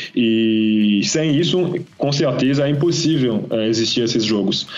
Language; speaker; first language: Portuguese; non-native, fluent; French